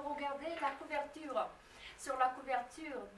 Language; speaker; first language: French; non-native, fluent; Romanian